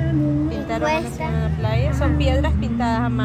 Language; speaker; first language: Spanish; native; Spanish